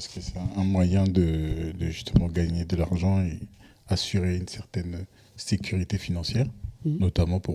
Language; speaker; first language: French; native; French